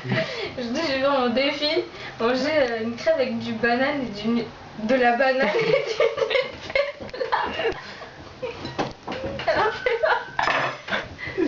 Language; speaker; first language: French; native; French